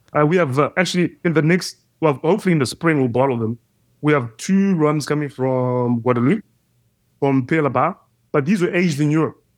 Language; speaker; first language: English; non-native, local second language; Shona